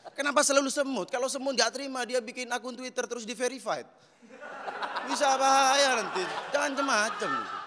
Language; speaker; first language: Indonesian; native; Indonesian